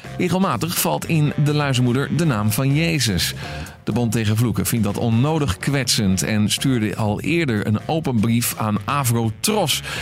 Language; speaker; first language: Dutch; native; Dutch